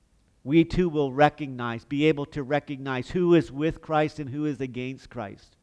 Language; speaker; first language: English; native; English